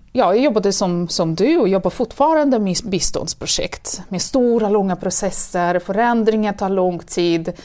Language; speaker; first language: Swedish; non-native, fluent; Russian